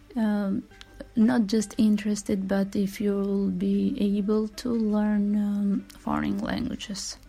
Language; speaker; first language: English; non-native, fluent; Albanian